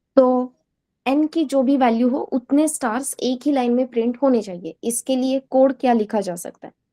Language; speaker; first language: Hindi; non-native, local second language; Marathi